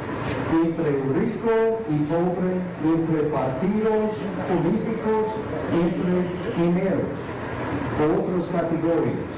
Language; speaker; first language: Spanish; non-native, fluent; English